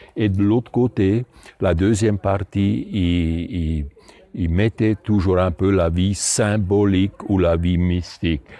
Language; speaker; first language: French; native; French